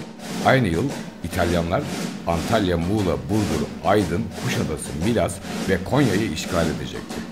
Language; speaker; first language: Turkish; native; Turkish